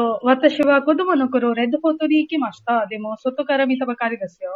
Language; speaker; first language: Japanese; non-native, learner; Hindi